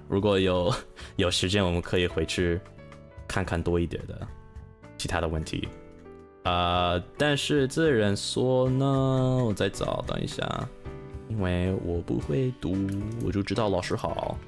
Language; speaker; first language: Chinese; non-native, learner; English